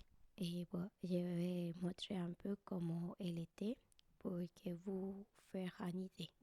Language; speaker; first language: French; non-native, learner; Spanish